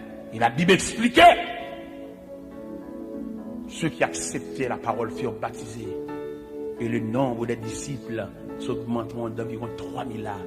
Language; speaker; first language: French; non-native, local second language; Haitian Creole